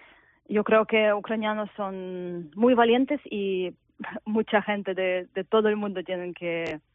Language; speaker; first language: Spanish; non-native, fluent; Ukrainian